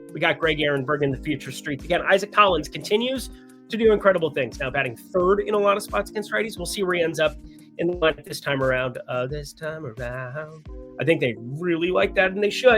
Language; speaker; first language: English; native; English